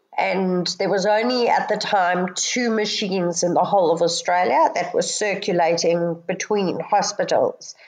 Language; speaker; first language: English; native; English